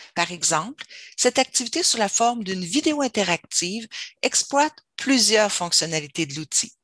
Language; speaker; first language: French; native; French